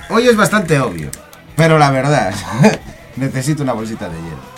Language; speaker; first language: Spanish; native; Spanish